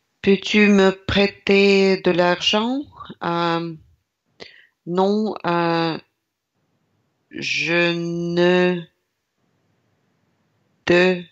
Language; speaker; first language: French; non-native, learner; Russian